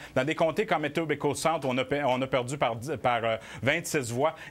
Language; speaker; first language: French; native; French